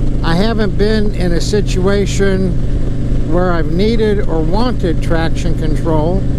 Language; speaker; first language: English; native; English